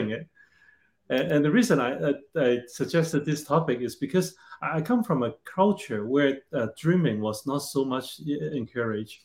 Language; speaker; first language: English; non-native, local second language; Cantonese